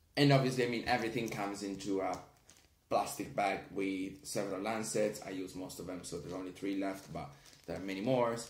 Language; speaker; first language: English; non-native, fluent; Italian